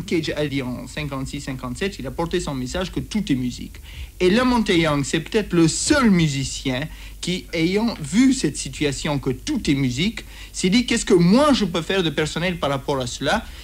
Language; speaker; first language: French; native; French